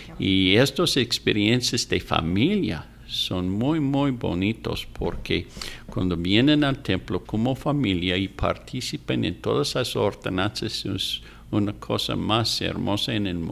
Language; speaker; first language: Spanish; non-native, fluent; English